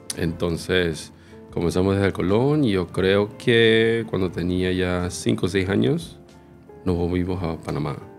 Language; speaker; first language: Spanish; early bilingual, other home language; Korean